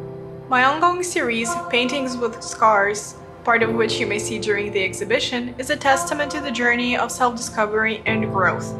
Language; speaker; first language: English; non-native, fluent; Russian